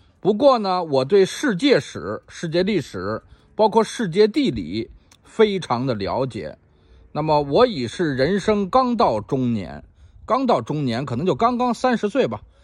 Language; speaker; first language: Chinese; native; Chinese